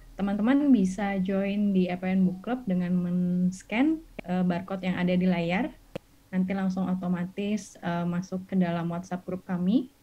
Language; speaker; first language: Indonesian; native; Indonesian